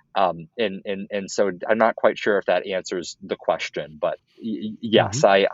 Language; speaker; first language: English; native; English